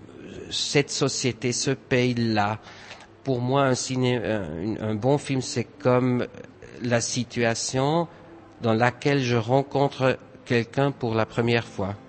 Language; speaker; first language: French; non-native, fluent; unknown